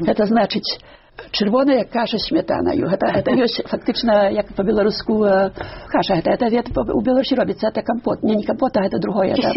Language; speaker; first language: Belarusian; early bilingual, heritage; Belarusian